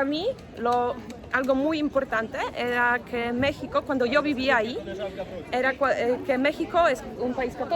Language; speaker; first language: Spanish; non-native, fluent; Polish